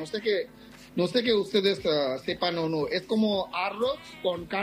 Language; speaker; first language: Spanish; non-native, fluent; Bangla